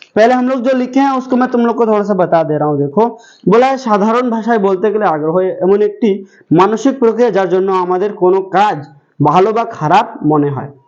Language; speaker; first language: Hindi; non-native, local second language; Bangla